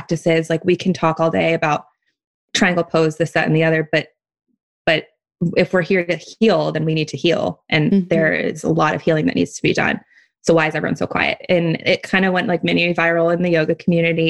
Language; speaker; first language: English; native; English